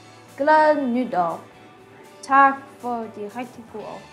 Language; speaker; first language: Danish; non-native, learner; Chinese